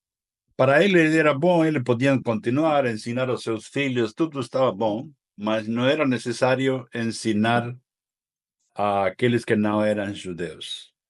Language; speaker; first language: Portuguese; non-native, fluent; Spanish